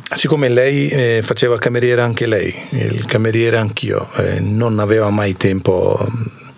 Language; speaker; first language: Italian; non-native, fluent; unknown